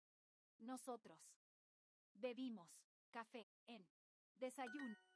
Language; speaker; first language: Spanish; non-native, learner; Czech